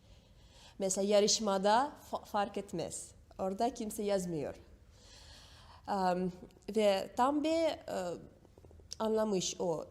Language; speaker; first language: Turkish; non-native, learner; Russian